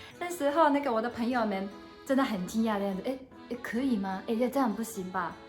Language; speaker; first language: Chinese; non-native, fluent; Japanese